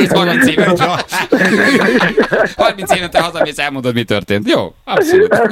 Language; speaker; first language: Hungarian; native; Hungarian